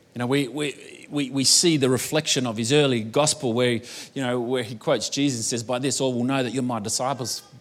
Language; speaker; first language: English; native; English